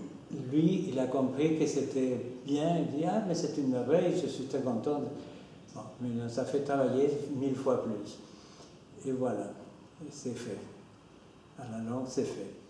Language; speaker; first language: French; non-native, fluent; Spanish